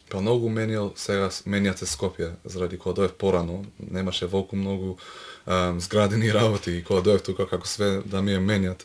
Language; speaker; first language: Macedonian; early bilingual, heritage; Macedonian